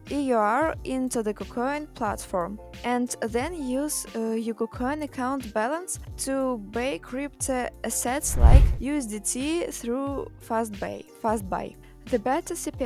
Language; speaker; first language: English; non-native, learner; Russian